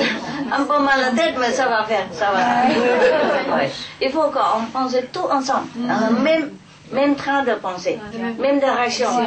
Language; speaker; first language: French; non-native, fluent; Vietnamese